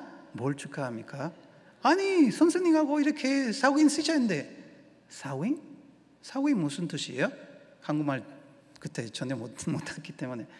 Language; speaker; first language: Korean; non-native, learner; Spanish